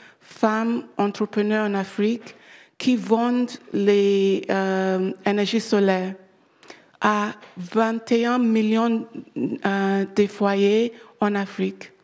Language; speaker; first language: French; non-native, learner; English